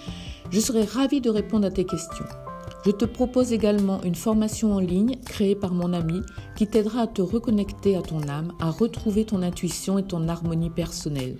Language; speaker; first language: French; native; French